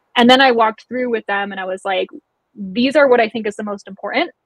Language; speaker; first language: English; native; English